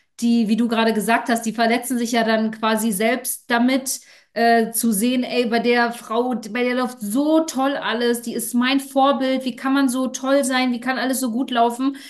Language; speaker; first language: German; native; German